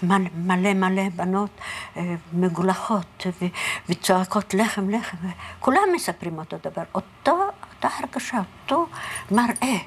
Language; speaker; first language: Hebrew; non-native, fluent; Polish